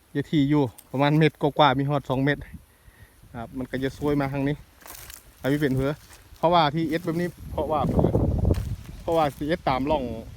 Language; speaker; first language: Thai; native; Thai